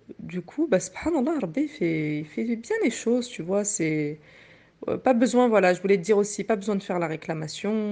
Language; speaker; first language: French; native; French